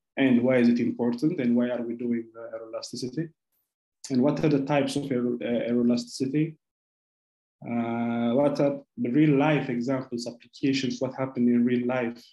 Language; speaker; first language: English; non-native, local second language; Amharic